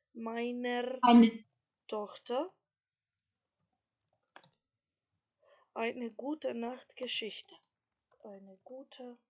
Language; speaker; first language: German; non-native, fluent; Macedonian